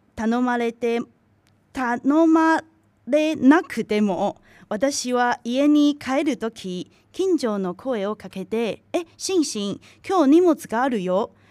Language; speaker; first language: Japanese; non-native, fluent; Chinese